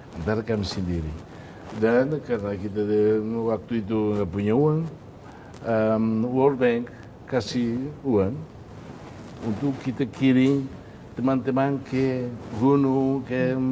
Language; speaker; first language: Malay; non-native, local second language; Portuguese